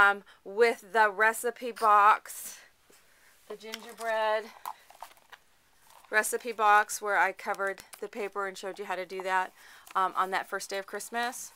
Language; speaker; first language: English; native; English